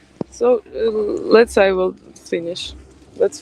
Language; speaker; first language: English; non-native, fluent; Ukrainian